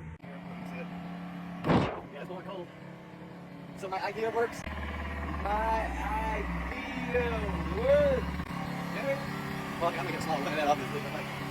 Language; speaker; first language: English; native; English